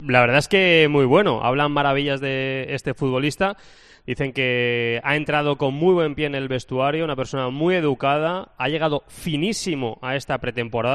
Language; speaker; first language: Spanish; native; Spanish